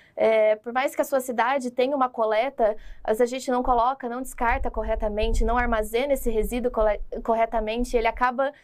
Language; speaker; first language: Portuguese; native; Portuguese